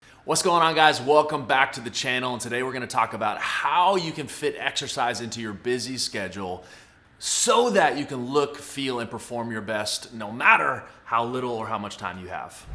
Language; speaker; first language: English; native; English